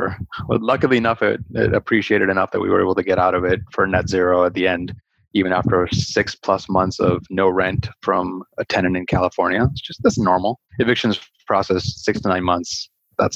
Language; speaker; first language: English; early bilingual, other home language; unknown